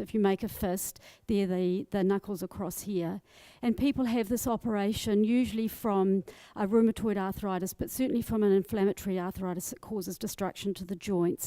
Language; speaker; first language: English; native; English